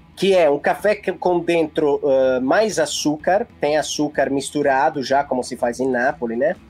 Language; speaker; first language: Portuguese; non-native, fluent; Italian